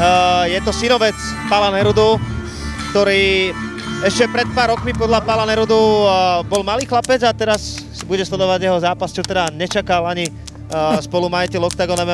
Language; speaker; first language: Slovak; native; Slovak